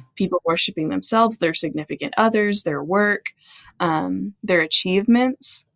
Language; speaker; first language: English; native; English